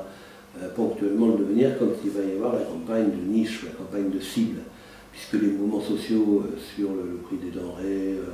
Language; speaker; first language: French; native; French